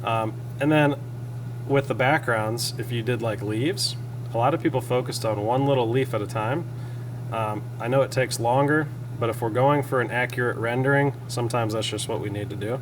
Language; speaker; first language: English; native; English